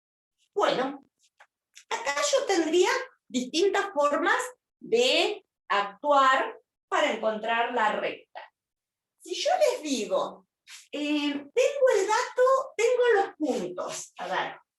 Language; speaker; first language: Spanish; native; Spanish